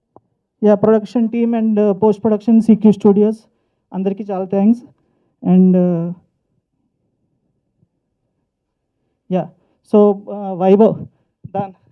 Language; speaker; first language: Telugu; native; Telugu